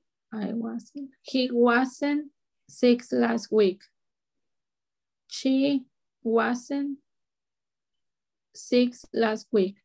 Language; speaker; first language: English; non-native, learner; Spanish